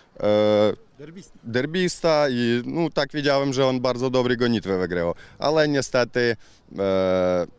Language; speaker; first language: Polish; non-native, learner; Ukrainian